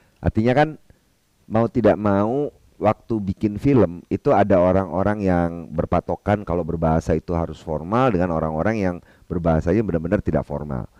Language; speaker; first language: Indonesian; non-native, local second language; Minangkabau